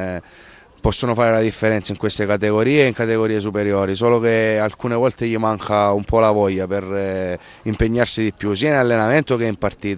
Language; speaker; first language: Italian; native; Italian